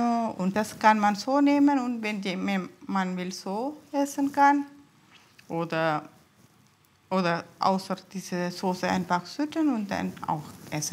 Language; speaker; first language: German; non-native, learner; Tamil